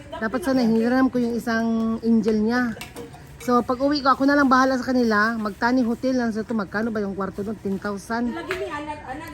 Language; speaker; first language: Filipino; non-native, local second language; Cebuano